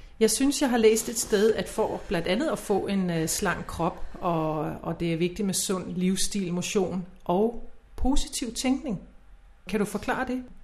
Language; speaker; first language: Danish; native; Danish